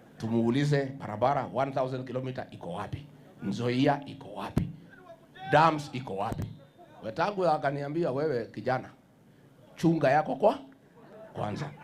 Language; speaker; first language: Swahili; non-native, local second language; Luyia